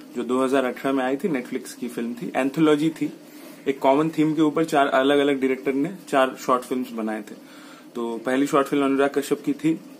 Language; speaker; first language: Hindi; non-native, local second language; Bangla